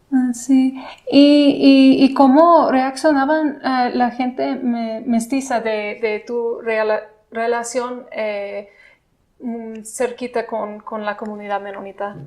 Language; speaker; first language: Spanish; non-native, fluent; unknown